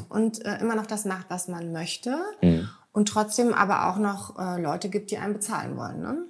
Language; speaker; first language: German; early bilingual, heritage; German